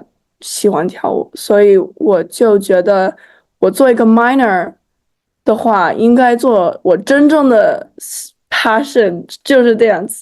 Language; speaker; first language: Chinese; early bilingual, heritage; Chinese